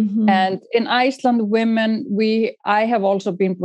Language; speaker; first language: English; non-native, fluent; Icelandic